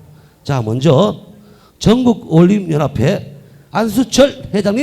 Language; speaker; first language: Korean; native; Korean